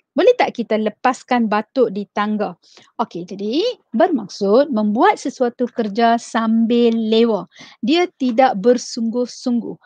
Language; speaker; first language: Malay; non-native, local second language; Tamil